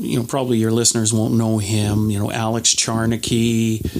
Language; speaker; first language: English; native; English